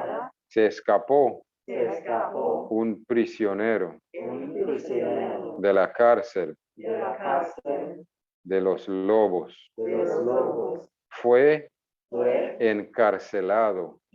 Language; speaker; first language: Spanish; non-native, fluent; English